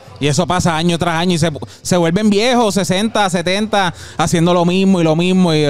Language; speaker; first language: Spanish; early bilingual, heritage; Spanish